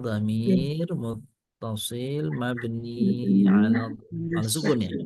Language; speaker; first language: Arabic; non-native, fluent; Indonesian